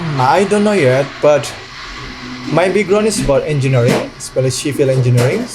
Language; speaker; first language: English; non-native, learner; Indonesian